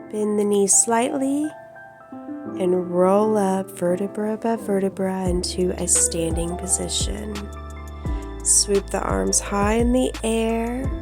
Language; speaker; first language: English; native; English